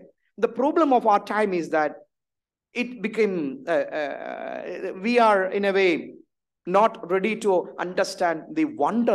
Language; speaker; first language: English; non-native, local second language; Malayalam